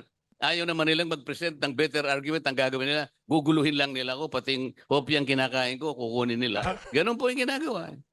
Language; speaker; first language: Filipino; native; Filipino